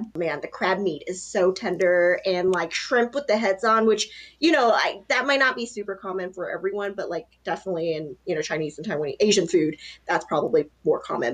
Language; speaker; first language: English; early bilingual, other home language; Chinese